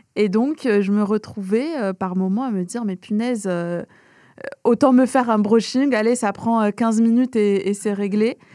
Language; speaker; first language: French; early bilingual, other home language; Arabic